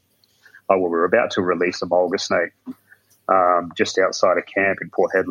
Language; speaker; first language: English; native; English